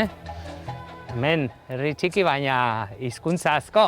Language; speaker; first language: Basque; non-native, local second language; Spanish